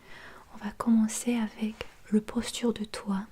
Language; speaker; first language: French; non-native, learner; English